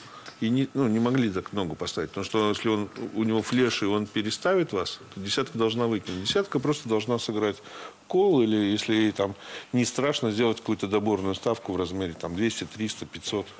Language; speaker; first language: Russian; native; Russian